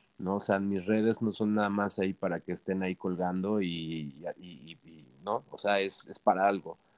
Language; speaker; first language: Spanish; native; Spanish